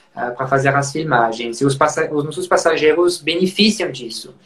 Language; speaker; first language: Portuguese; non-native, fluent; French